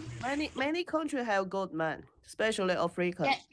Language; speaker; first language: English; non-native, learner; Chinese